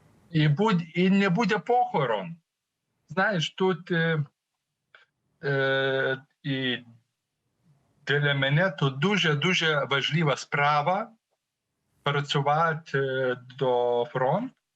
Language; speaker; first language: Ukrainian; non-native, learner; Lithuanian